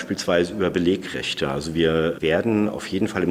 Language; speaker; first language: German; native; German